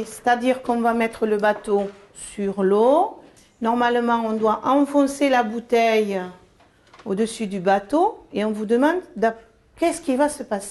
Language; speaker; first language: French; native; French